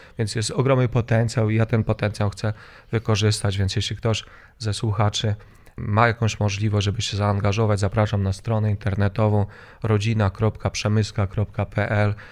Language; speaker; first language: Polish; native; Polish